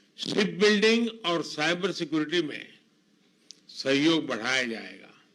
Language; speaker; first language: Hindi; non-native, local second language; Gujarati